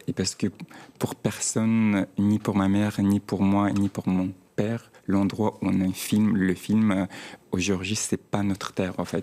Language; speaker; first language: French; non-native, fluent; Chechen